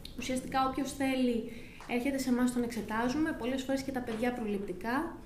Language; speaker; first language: Greek; native; Greek